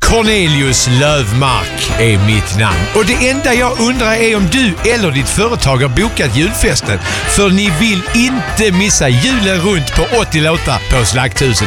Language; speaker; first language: Swedish; native; Swedish